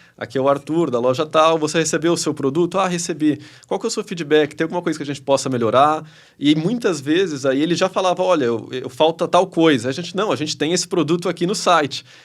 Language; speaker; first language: Portuguese; early bilingual, other home language; Spanish